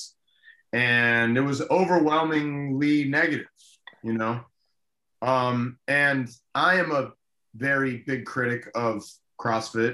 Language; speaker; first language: English; early bilingual, other home language; Spanish